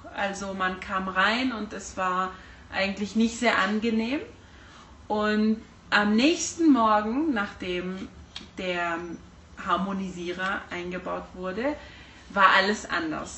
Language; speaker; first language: German; early bilingual, heritage; German